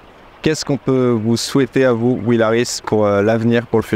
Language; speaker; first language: French; native; French